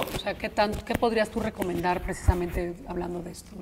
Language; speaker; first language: Spanish; native; Spanish